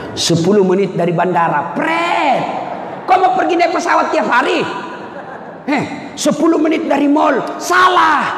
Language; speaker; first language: Indonesian; non-native, local second language; Buginese